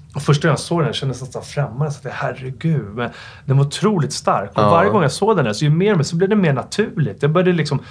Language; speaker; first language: Swedish; native; Swedish